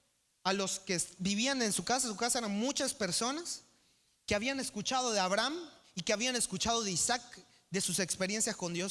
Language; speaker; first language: Spanish; native; Spanish